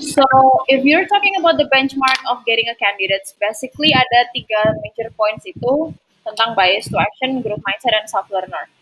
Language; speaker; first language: English; non-native, fluent; Indonesian